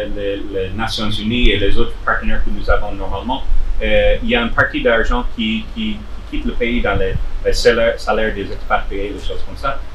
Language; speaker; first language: French; non-native, fluent; English